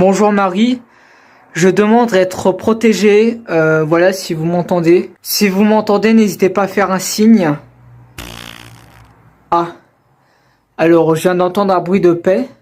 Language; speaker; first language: French; native; French